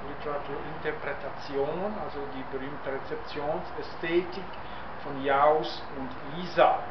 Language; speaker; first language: German; non-native, fluent; Czech